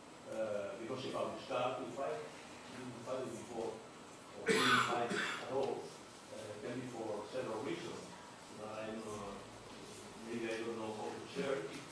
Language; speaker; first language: English; non-native, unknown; Spanish